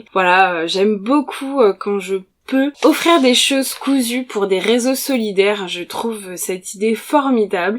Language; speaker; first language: French; native; French